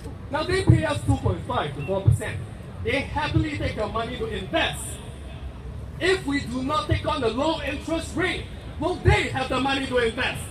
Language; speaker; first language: English; native; English